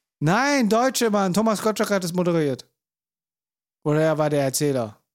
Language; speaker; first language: German; early bilingual, other home language; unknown